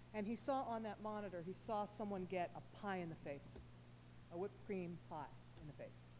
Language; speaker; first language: English; native; English